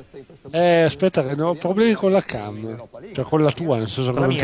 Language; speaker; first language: Italian; native; Italian